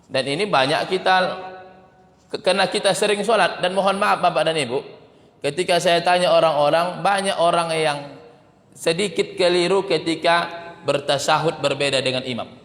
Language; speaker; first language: Indonesian; native; Indonesian